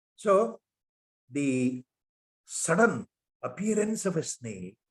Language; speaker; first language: English; non-native, local second language; Kannada